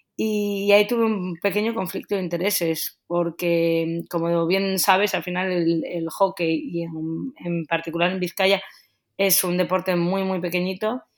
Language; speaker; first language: Spanish; native; Spanish